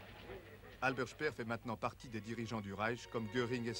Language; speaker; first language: French; native; French